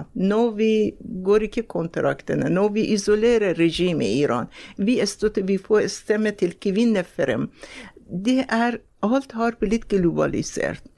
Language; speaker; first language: Norwegian; non-native, fluent; Persian